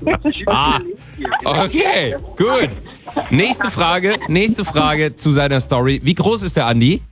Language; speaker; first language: German; native; German